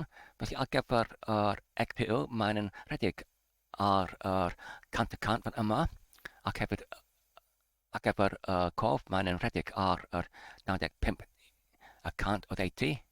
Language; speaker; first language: Welsh; non-native, learner; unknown